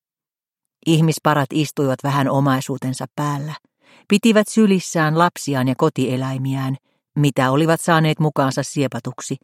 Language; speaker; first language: Finnish; native; Finnish